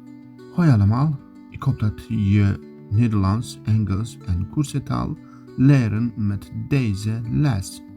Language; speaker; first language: Dutch; non-native, learner; Kurdish